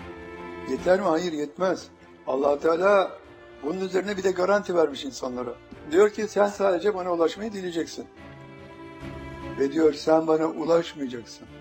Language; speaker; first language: Turkish; native; Turkish